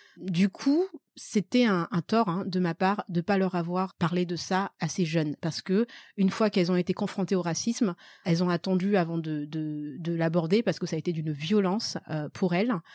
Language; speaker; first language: French; early bilingual, other home language; Malagasy